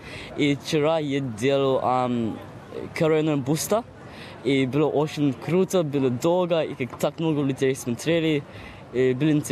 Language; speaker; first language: Russian; early bilingual, heritage; Russian